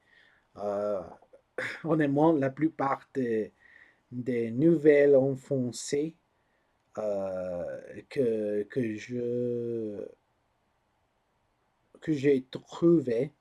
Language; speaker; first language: French; non-native, learner; English